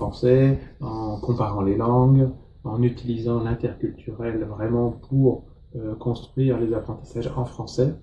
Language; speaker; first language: French; native; French